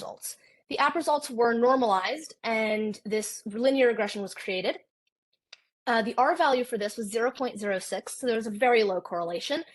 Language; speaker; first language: English; native; English